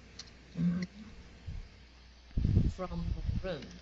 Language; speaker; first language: English; non-native, learner; Chinese